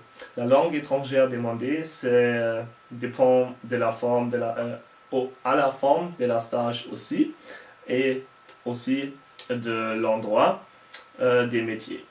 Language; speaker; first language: French; non-native, learner; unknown